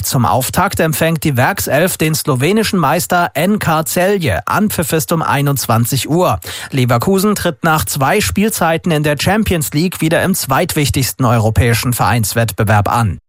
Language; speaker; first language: German; native; German